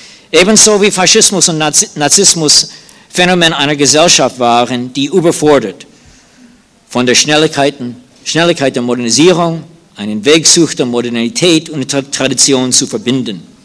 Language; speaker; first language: German; non-native, fluent; English